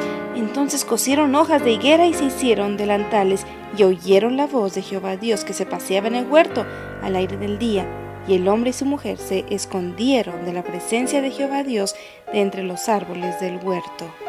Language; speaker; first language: Spanish; native; Spanish